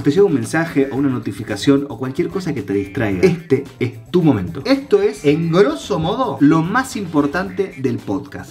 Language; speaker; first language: Spanish; native; Spanish